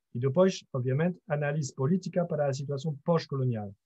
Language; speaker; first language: Portuguese; non-native, fluent; French